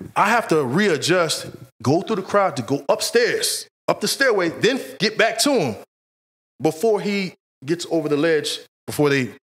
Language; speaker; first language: English; native; English